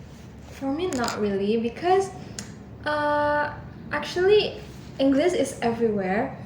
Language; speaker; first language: English; non-native, learner; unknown